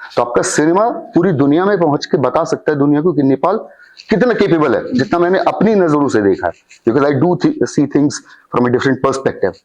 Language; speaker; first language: Hindi; native; Hindi